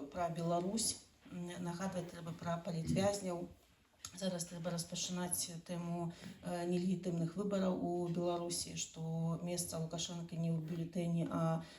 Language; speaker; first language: Belarusian; non-native, local second language; Russian